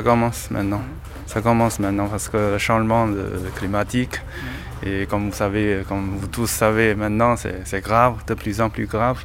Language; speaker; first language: French; non-native, learner; Chinese